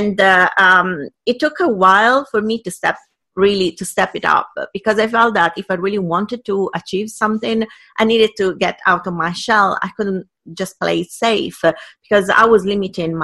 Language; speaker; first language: English; non-native, fluent; Italian